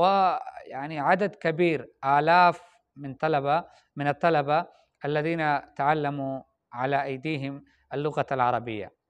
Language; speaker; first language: Arabic; non-native, fluent; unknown